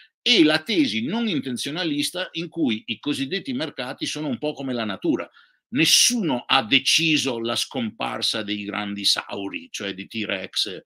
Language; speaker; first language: Italian; native; Italian